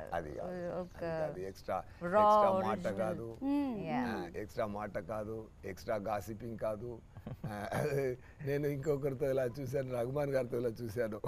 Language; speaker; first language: Telugu; non-native, learner; Tamil